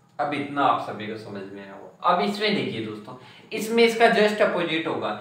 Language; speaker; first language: Hindi; native; Hindi